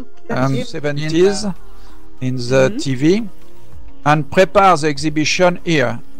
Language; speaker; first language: English; non-native, learner; French